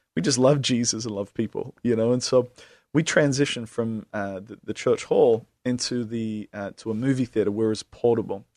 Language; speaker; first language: English; native; English